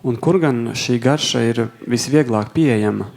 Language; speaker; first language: Latvian; native; Latvian